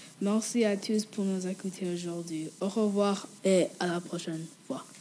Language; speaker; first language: French; non-native, fluent; English